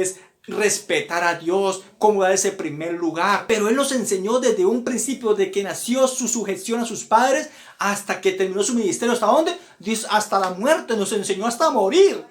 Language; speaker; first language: Spanish; native; Spanish